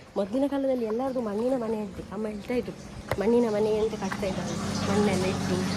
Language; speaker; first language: Kannada; non-native, local second language; Tulu